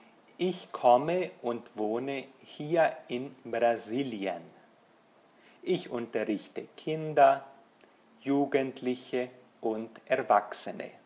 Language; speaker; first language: German; non-native, fluent; Portuguese